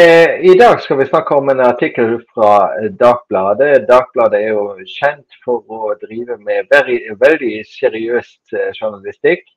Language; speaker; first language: Norwegian; non-native, fluent; German